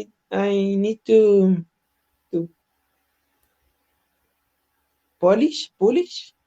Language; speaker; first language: English; non-native, learner; Spanish